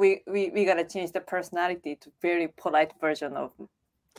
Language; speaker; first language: English; non-native, fluent; Japanese